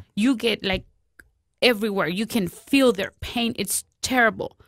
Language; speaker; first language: English; non-native, fluent; Spanish